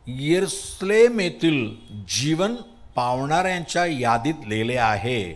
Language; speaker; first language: Marathi; non-native, local second language; Tamil